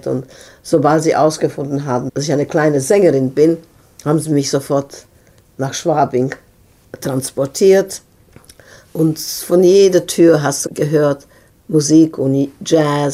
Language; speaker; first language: German; non-native, fluent; Serbian